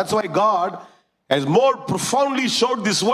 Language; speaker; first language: English; non-native, local second language; Tamil